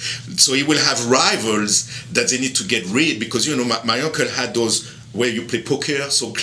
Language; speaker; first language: English; non-native, fluent; French